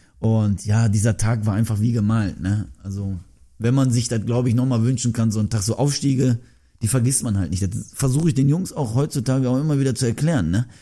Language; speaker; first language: German; early bilingual, other home language; Turkish